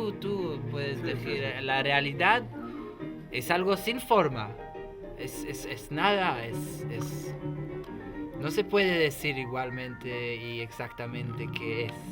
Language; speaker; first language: Spanish; non-native, fluent; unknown